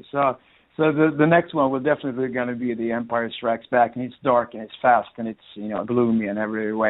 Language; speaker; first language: English; non-native, fluent; Swedish